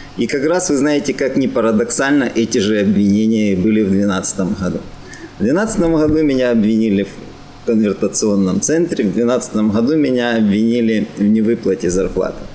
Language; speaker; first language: Russian; native; Russian